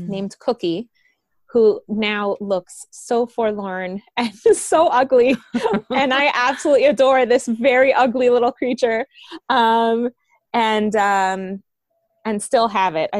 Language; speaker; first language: English; early bilingual, other home language; Spanish